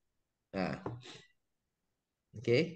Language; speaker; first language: English; non-native, local second language; Malay